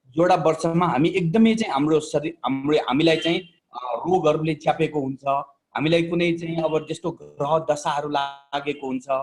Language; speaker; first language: Nepali; non-native, local second language; Newari